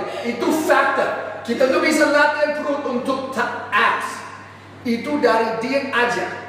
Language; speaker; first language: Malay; non-native, fluent; English